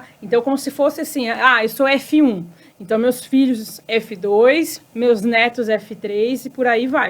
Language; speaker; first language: Portuguese; native; Portuguese